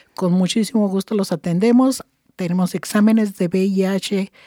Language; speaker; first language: Spanish; native; Spanish